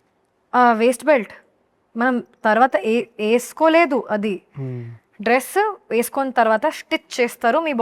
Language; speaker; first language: Telugu; non-native, learner; Hindi